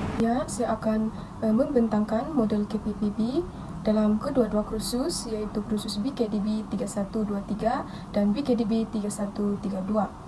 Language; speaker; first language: Malay; non-native, local second language; Central Dusun